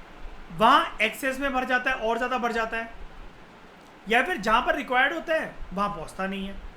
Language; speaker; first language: Hindi; native; Hindi